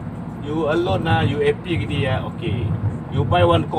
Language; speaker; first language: English; non-native, local second language; Malay